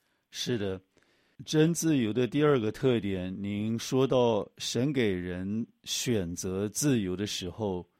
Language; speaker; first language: Chinese; native; Chinese